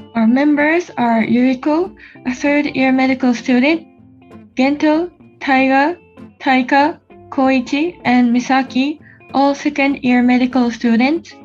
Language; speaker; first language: English; non-native, learner; Japanese